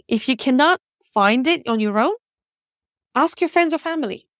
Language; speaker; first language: English; non-native, fluent; Russian